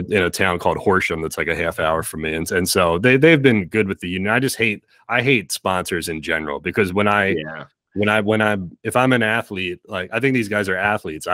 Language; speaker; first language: English; native; English